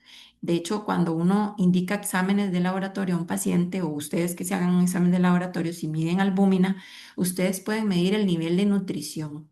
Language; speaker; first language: Spanish; native; Spanish